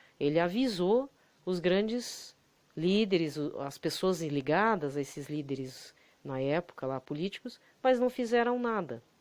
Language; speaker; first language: Portuguese; native; Portuguese